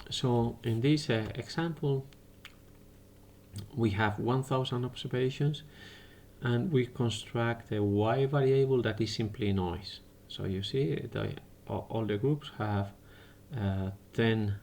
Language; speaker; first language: English; non-native, fluent; Spanish